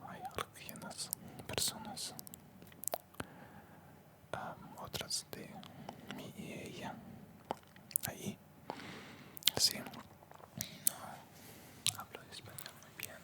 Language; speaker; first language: Spanish; non-native, learner; Russian